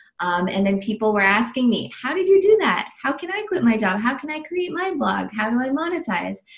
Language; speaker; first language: English; early bilingual, other home language; Filipino